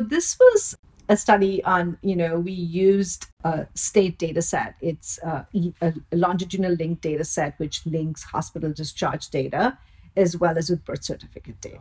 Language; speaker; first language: English; non-native, local second language; Bangla